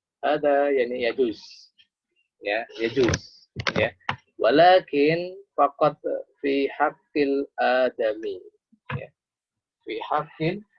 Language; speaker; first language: Arabic; non-native, fluent; Indonesian